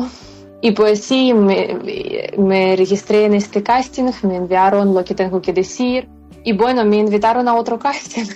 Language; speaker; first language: Spanish; non-native, fluent; Ukrainian